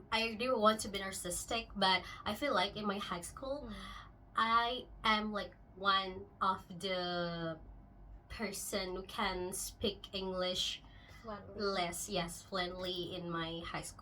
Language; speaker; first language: English; non-native, local second language; Indonesian